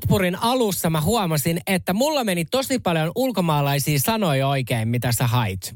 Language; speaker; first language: Finnish; native; Finnish